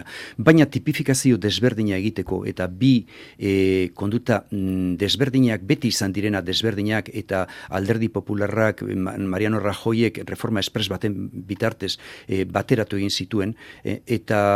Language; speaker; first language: Basque; native; Basque